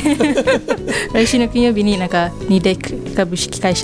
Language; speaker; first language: Japanese; non-native, fluent; Malay